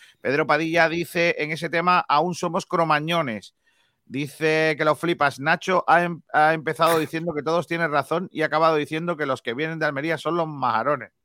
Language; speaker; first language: Spanish; native; Spanish